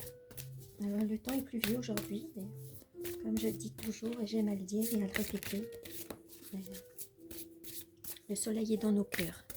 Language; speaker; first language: French; native; French